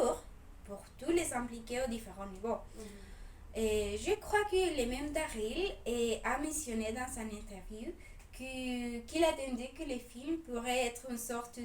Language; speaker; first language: French; non-native, fluent; Spanish